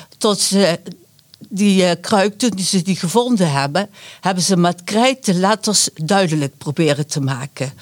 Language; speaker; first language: Dutch; native; Dutch